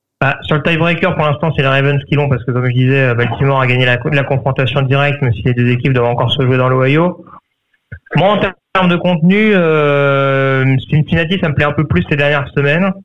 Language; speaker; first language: French; native; French